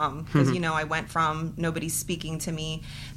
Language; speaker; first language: English; early bilingual, other home language; Spanish